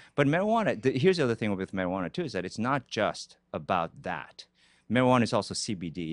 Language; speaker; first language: English; non-native, fluent; Korean